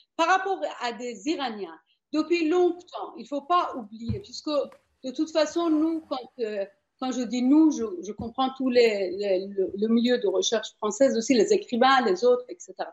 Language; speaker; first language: French; non-native, fluent; Persian